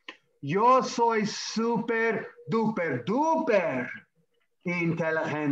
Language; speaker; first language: Spanish; non-native, fluent; English